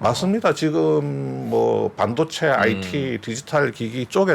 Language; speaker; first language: Korean; native; Korean